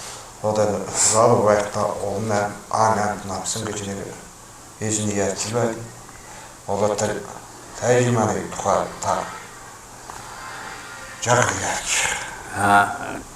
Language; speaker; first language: Mongolian; non-native, local second language; Kazakh